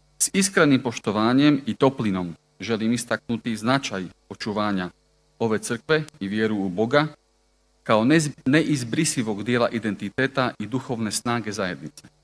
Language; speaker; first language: Bosnian; non-native, fluent; Slovak